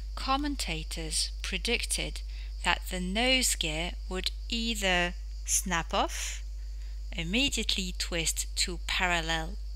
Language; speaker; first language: English; non-native, fluent; French